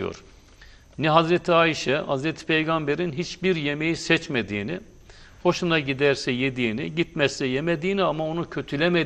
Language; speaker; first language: Turkish; native; Turkish